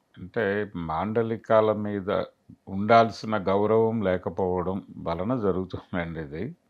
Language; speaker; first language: Telugu; native; Telugu